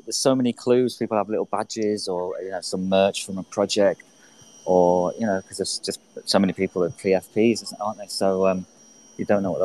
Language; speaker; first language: English; native; English